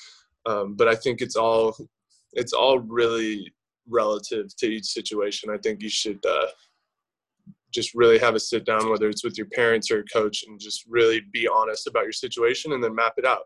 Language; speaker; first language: English; native; English